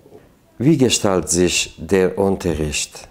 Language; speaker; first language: German; non-native, learner; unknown